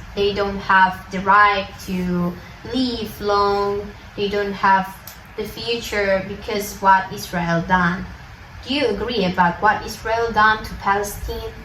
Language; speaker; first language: English; non-native, learner; Indonesian